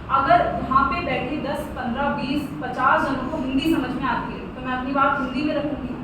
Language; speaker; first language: Hindi; native; Hindi